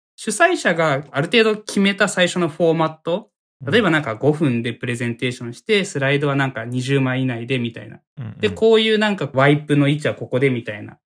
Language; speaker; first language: Japanese; native; Japanese